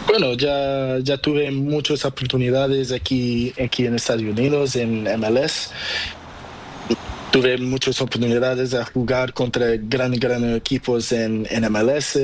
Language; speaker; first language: Spanish; non-native, learner; Portuguese